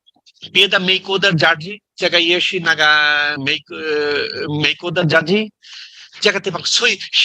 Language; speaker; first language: Chinese; non-native, learner; Bangla